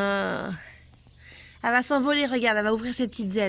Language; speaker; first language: French; native; French